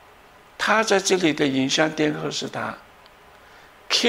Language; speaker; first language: Chinese; native; Chinese